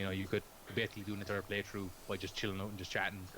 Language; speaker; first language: English; native; English